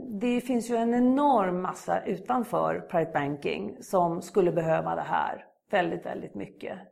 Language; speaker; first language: Swedish; native; Swedish